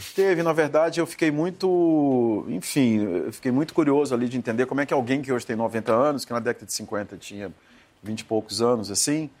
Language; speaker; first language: Portuguese; native; Portuguese